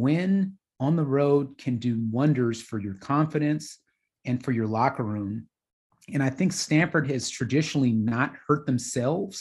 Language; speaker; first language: English; native; English